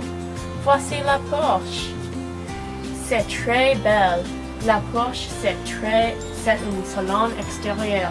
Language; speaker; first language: French; non-native, learner; English